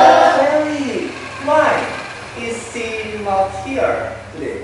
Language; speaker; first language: English; non-native, learner; Indonesian